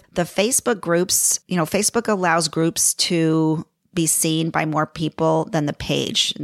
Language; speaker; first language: English; native; English